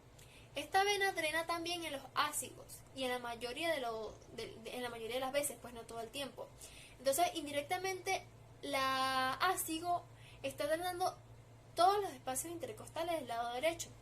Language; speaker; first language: Spanish; native; Spanish